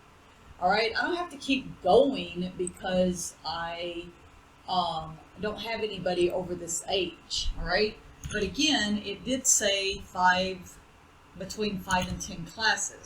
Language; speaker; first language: English; native; English